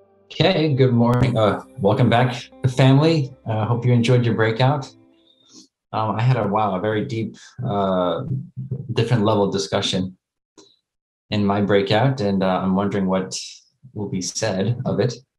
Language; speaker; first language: English; native; English